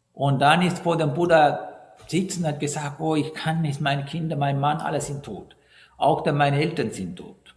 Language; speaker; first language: German; non-native, fluent; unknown